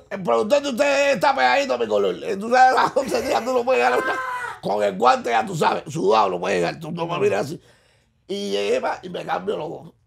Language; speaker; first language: Spanish; native; Spanish